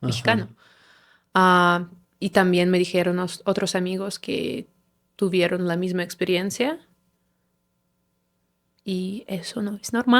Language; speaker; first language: Spanish; non-native, fluent; Russian